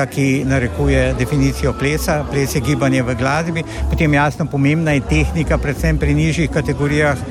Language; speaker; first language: Slovenian; native; Slovenian